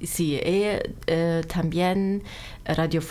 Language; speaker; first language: Spanish; non-native, learner; German